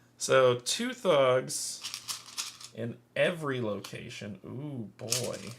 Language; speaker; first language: English; native; English